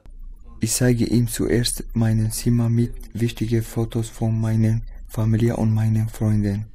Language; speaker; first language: German; non-native, learner; Kurdish